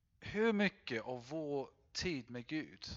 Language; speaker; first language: Swedish; non-native, fluent; English